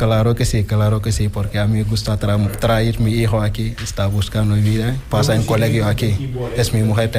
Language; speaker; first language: Spanish; non-native, learner; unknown